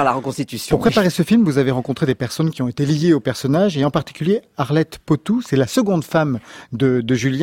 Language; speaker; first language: French; native; French